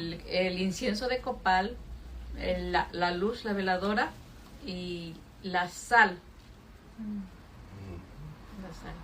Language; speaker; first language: Spanish; native; Spanish